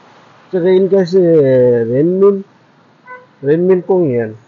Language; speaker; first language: Chinese; non-native, fluent; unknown